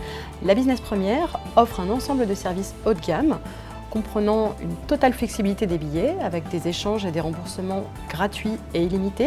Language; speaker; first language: French; native; French